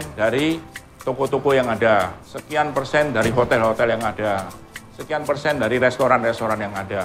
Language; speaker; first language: Indonesian; native; Indonesian